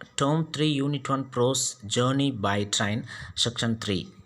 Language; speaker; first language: English; non-native, local second language; Tamil